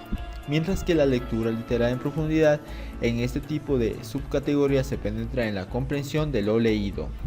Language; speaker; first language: Spanish; native; Spanish